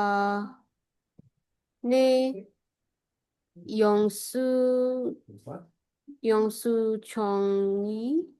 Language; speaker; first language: Korean; non-native, learner; Indonesian